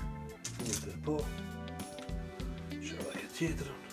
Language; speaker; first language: Albanian; native; Albanian